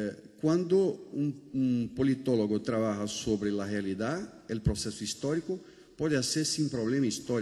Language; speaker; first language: Spanish; non-native, fluent; Portuguese